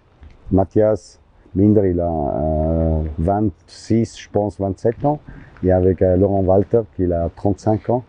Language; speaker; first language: French; non-native, local second language; German